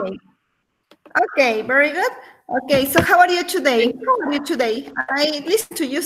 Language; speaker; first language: English; non-native, learner; Spanish